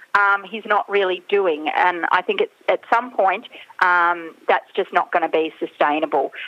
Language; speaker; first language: English; native; English